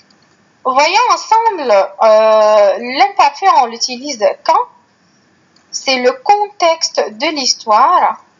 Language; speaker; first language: French; non-native, fluent; Arabic